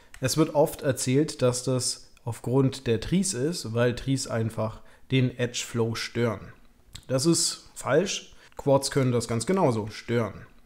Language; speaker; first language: German; native; German